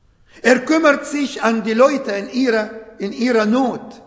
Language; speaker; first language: German; non-native, fluent; Arabic